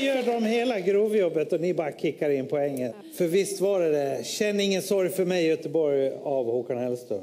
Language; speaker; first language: Swedish; native; Swedish